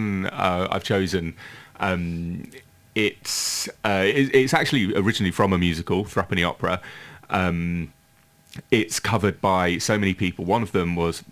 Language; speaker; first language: English; native; English